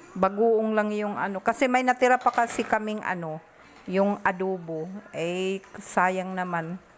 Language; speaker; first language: Filipino; non-native, local second language; Bikol